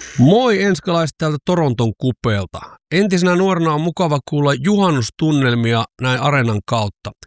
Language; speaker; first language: Finnish; native; Finnish